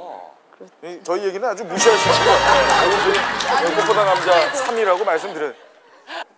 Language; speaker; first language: Korean; native; Korean